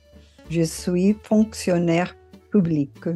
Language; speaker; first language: French; non-native, fluent; Portuguese